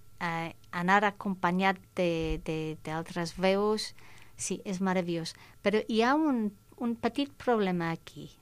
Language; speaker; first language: Catalan; non-native, fluent; English